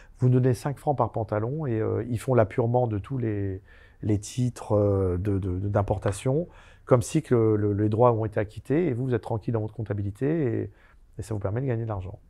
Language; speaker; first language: French; native; French